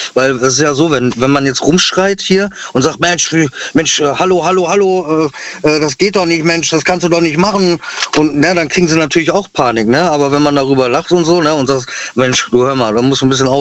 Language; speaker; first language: German; native; German